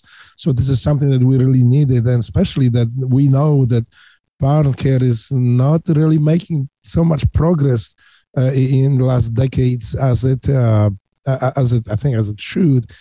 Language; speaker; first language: English; non-native, fluent; Polish